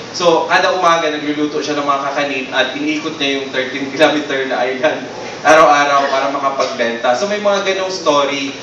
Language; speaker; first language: Filipino; non-native, local second language; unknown